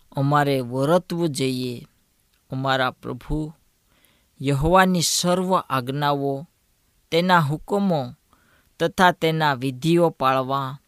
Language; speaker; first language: Gujarati; non-native, local second language; Gamit